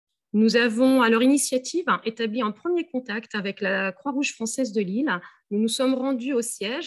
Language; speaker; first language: French; native; French